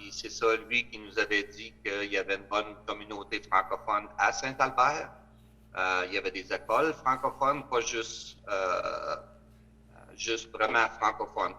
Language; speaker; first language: French; native; French